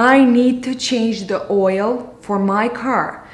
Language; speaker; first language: English; non-native, fluent; Romanian